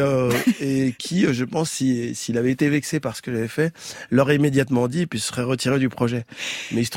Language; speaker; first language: French; native; French